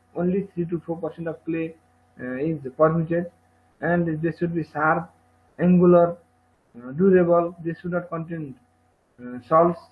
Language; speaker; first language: English; non-native, local second language; Nepali